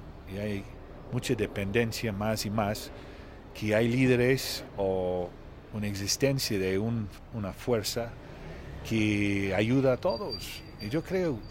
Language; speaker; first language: Spanish; non-native, learner; Portuguese